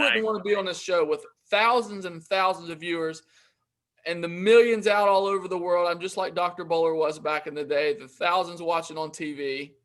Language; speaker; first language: English; native; English